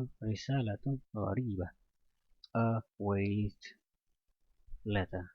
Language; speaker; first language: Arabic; non-native, learner; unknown